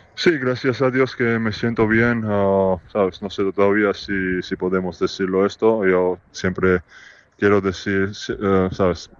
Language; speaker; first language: Spanish; non-native, fluent; Georgian